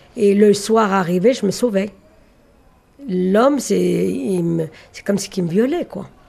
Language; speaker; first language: French; early bilingual, other home language; Arabic